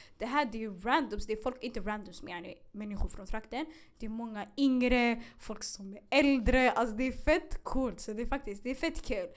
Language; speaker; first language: Swedish; early bilingual, other home language; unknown